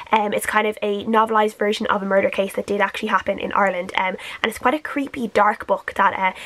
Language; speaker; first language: English; native; English